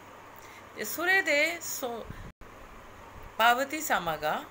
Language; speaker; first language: Japanese; non-native, fluent; Hindi